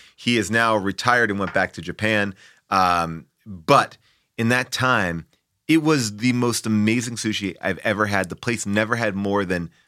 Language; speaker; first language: English; native; English